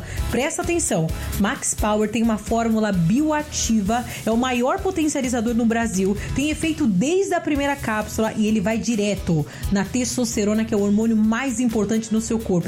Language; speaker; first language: Portuguese; native; Portuguese